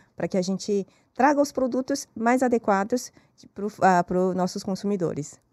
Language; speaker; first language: Portuguese; non-native, fluent; Korean